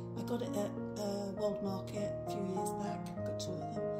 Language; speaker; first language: English; native; English